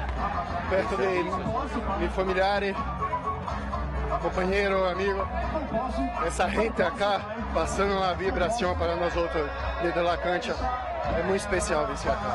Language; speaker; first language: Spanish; non-native, learner; Portuguese